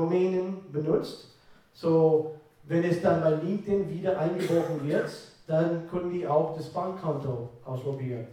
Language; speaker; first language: German; non-native, fluent; English